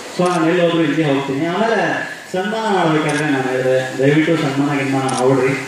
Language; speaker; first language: Kannada; native; Kannada